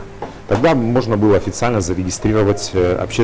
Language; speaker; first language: Russian; native; Russian